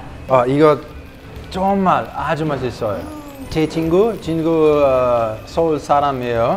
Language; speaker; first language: Korean; non-native, learner; Italian